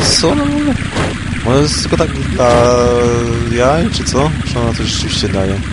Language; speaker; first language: Polish; native; Polish